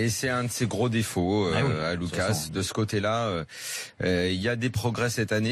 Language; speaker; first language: French; native; French